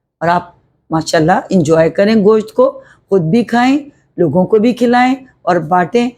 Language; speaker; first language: Urdu; native; Urdu